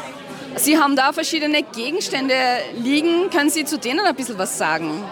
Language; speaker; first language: German; native; German